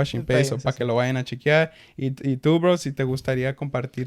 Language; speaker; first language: Spanish; early bilingual, heritage; Spanish